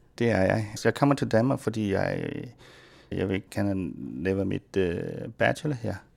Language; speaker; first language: Danish; non-native, fluent; Chinese